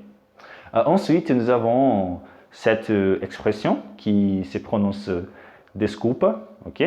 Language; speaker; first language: French; non-native, fluent; Portuguese